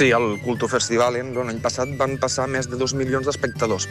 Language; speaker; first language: Catalan; native; Catalan